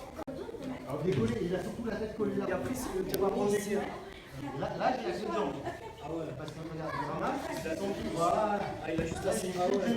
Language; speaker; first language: French; native; French